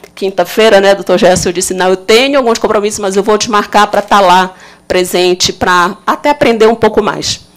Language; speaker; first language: Portuguese; native; Portuguese